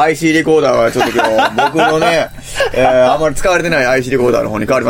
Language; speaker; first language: Japanese; native; Japanese